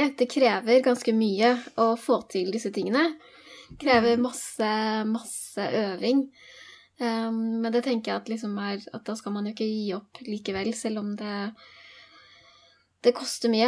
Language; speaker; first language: Norwegian; native; Norwegian